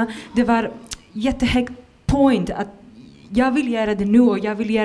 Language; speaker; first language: Swedish; non-native, fluent; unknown